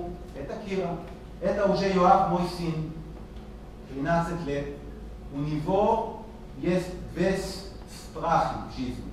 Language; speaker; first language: Russian; non-native, learner; Hebrew